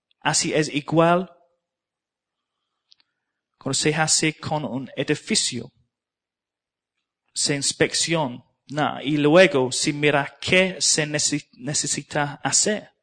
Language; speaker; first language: Spanish; non-native, learner; English